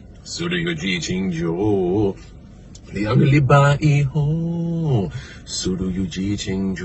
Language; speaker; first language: Chinese; non-native, learner; English